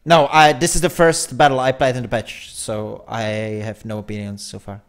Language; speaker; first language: English; non-native, fluent; Czech